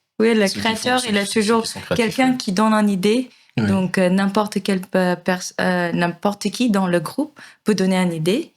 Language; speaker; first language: French; non-native, fluent; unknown